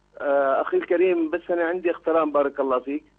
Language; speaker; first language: Arabic; non-native, learner; Urdu